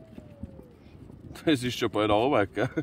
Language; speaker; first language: German; native; German